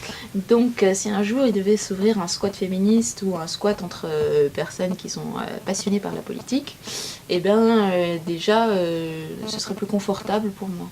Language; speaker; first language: French; non-native, local second language; Arabic